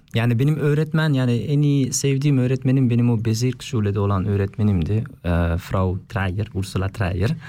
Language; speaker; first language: Turkish; early bilingual, heritage; Turkish